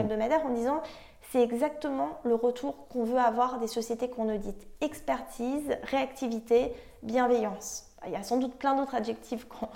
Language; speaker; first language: French; native; French